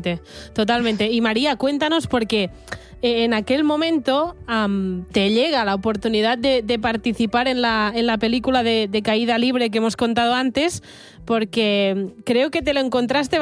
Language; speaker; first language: Spanish; non-native, local second language; Catalan